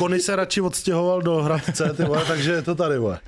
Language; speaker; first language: Czech; native; Czech